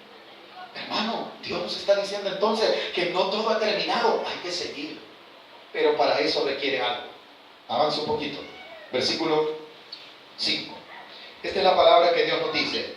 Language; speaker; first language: Spanish; native; Spanish